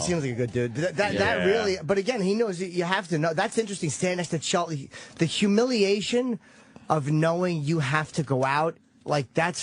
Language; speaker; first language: English; native; English